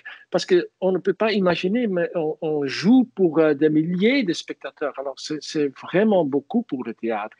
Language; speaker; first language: French; non-native, fluent; Dutch